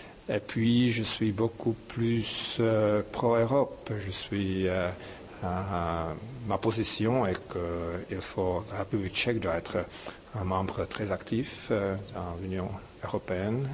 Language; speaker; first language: French; non-native, fluent; Czech